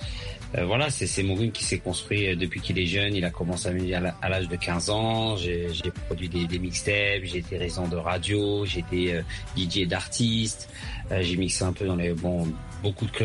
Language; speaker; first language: French; early bilingual, other home language; Arabic